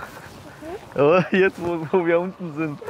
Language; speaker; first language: German; non-native, learner; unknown